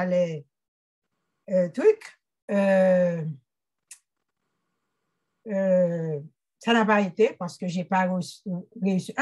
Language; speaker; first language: French; non-native, local second language; Haitian Creole